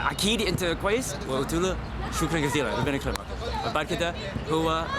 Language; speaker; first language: Arabic; non-native, fluent; English